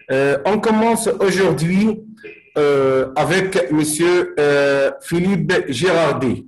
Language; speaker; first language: French; non-native, fluent; Arabic